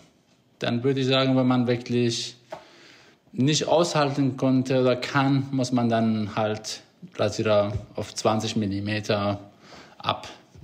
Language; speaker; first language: German; non-native, fluent; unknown